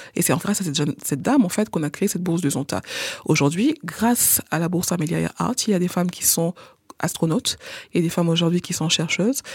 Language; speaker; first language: French; non-native, local second language; Haitian Creole